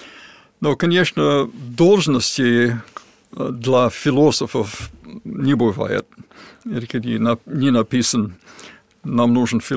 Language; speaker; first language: Russian; non-native, fluent; English